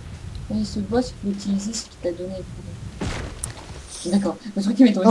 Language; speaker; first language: French; native; French